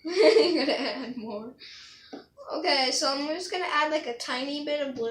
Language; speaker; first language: English; native; English